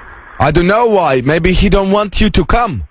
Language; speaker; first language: English; non-native, fluent; Lithuanian